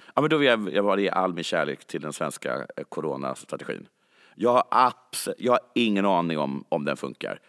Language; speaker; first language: Swedish; native; Swedish